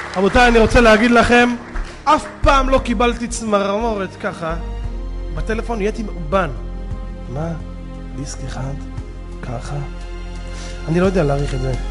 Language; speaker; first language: Hebrew; native; Hebrew